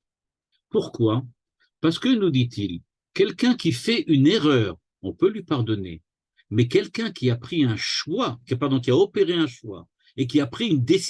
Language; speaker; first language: French; native; French